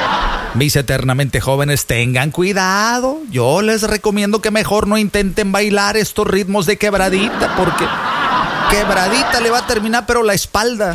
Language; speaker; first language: Spanish; native; Spanish